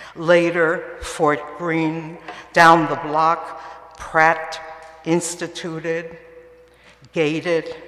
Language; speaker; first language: English; early bilingual, other home language; Spanish